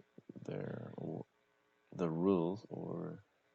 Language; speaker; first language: English; non-native, learner; Korean